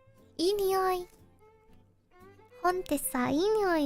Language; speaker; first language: Japanese; non-native, learner; Indonesian